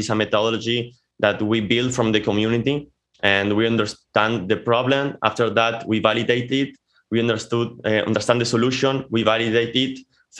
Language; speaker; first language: English; non-native, fluent; Spanish